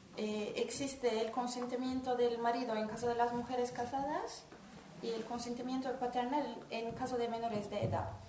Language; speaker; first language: Spanish; non-native, fluent; Turkish